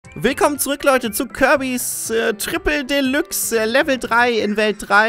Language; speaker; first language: German; native; German